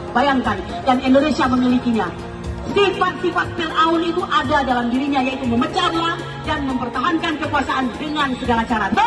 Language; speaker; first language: Indonesian; non-native, local second language; Madurese